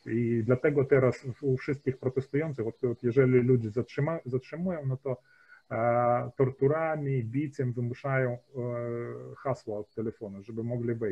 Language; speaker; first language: Polish; early bilingual, heritage; Polish